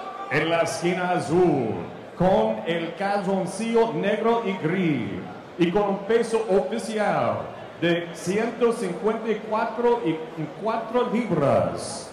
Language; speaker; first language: Spanish; early bilingual, heritage; Spanish